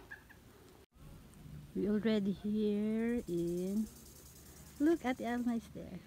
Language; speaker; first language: English; non-native, learner; Filipino